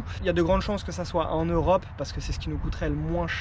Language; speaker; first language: French; native; French